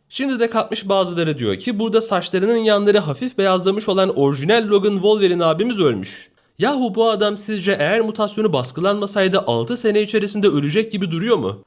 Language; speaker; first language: Turkish; native; Turkish